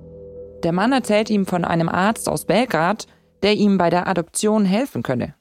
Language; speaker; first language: German; native; German